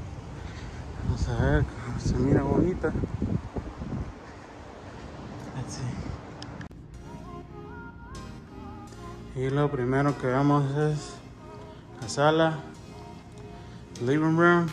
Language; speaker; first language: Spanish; early bilingual, other home language; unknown